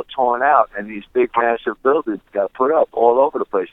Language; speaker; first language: English; native; English